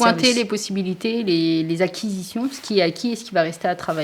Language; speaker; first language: French; native; French